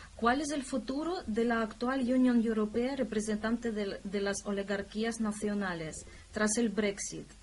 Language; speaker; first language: Spanish; non-native, fluent; Russian